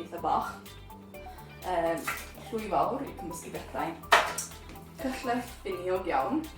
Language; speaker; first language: Welsh; non-native, learner; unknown